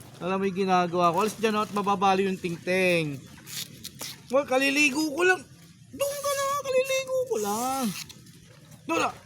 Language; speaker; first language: Filipino; non-native, local second language; Bikol